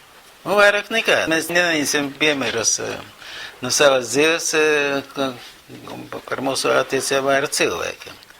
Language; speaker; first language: Latvian; non-native, local second language; Russian